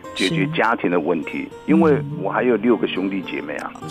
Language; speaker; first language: Chinese; native; Chinese